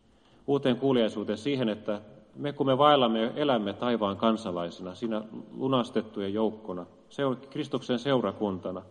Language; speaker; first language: Finnish; native; Finnish